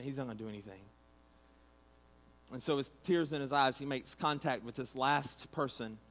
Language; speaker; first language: English; native; English